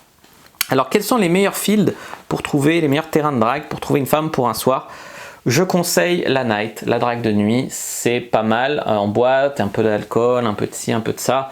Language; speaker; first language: French; native; French